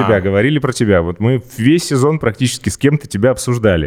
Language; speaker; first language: Russian; native; Russian